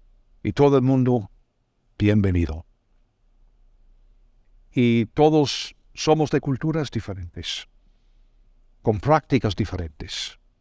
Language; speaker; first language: Spanish; non-native, fluent; English